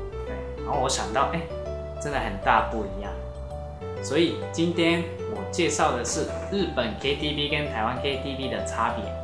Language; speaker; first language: Chinese; non-native, fluent; Japanese